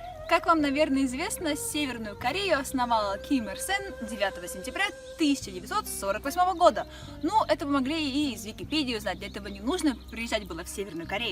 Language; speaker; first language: Russian; native; Russian